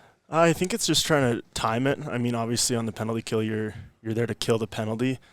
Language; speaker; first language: English; native; English